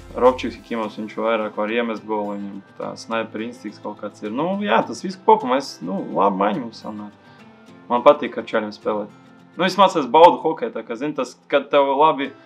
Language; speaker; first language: Latvian; non-native, local second language; Russian